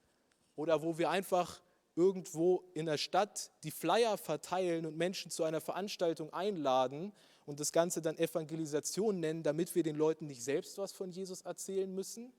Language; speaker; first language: German; native; German